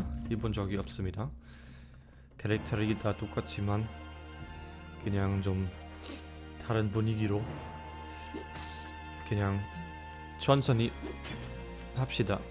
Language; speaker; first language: Korean; non-native, fluent; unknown